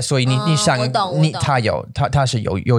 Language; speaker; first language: Chinese; non-native, learner; English